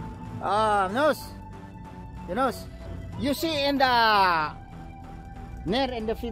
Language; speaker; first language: English; non-native, learner; Filipino